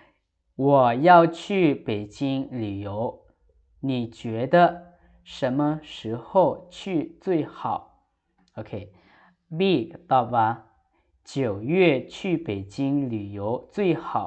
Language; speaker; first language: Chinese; non-native, fluent; Lao